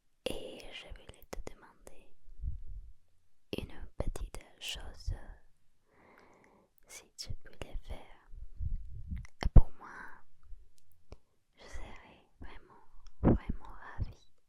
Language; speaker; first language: French; non-native, learner; Spanish